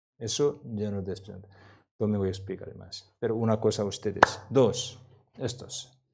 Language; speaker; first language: Spanish; non-native, learner; Korean